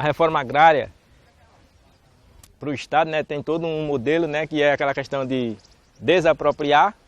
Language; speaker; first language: Portuguese; native; Portuguese